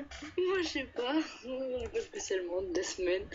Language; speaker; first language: French; native; French